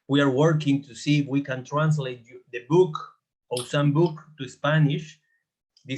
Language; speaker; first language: English; non-native, fluent; Spanish